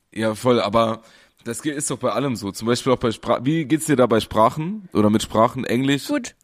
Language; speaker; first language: German; native; German